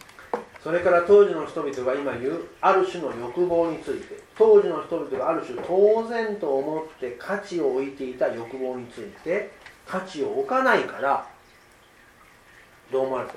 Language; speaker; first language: Japanese; native; Japanese